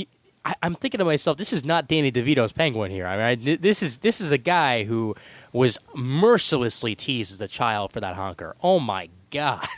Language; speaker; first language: English; native; English